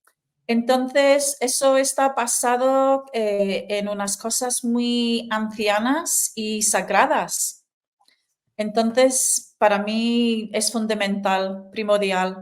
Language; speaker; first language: Spanish; non-native, fluent; English